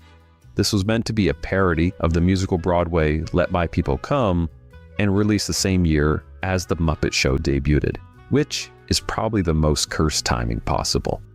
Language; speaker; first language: English; native; English